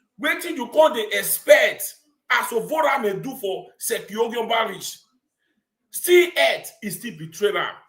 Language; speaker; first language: Nigerian Pidgin; non-native, local second language; Bini